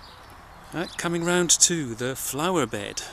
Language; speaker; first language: English; native; English